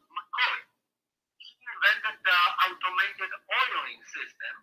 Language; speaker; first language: English; non-native, fluent; Polish